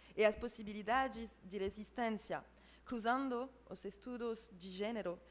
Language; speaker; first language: Portuguese; non-native, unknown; French